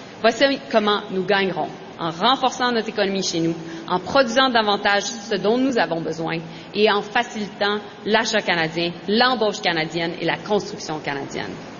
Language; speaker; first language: French; native; French